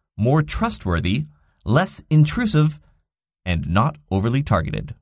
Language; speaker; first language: English; native; English